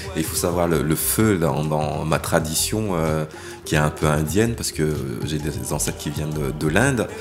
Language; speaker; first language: French; native; French